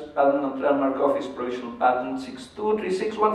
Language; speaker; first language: English; non-native, fluent; Spanish